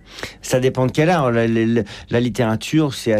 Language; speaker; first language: French; native; French